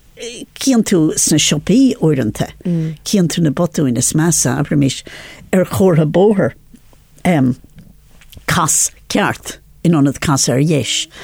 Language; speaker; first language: Irish; non-native, local second language; English